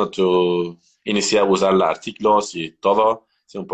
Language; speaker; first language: Spanish; non-native, learner; Turkish